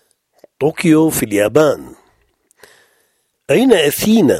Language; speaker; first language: Arabic; non-native, fluent; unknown